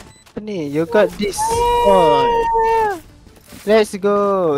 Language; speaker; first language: English; non-native, local second language; Malay